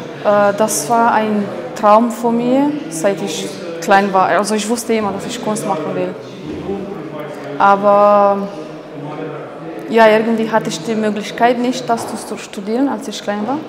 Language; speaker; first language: German; non-native, fluent; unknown